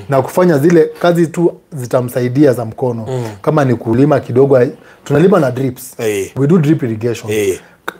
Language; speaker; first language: Swahili; native; Swahili